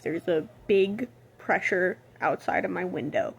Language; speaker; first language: English; native; English